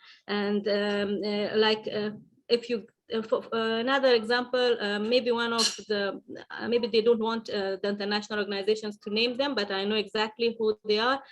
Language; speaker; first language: English; non-native, fluent; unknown